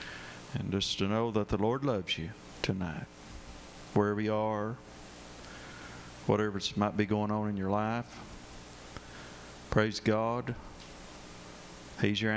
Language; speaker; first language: English; native; English